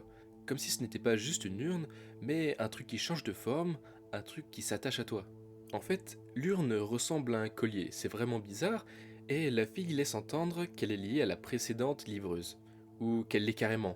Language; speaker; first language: French; native; French